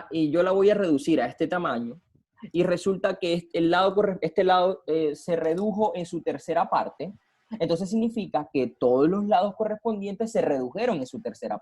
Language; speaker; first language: Spanish; native; Spanish